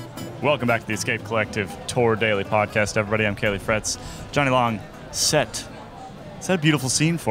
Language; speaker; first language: English; native; English